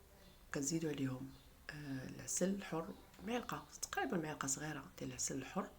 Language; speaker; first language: Arabic; native; Arabic